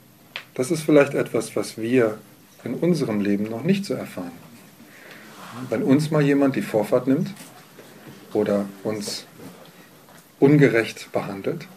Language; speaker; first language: German; native; German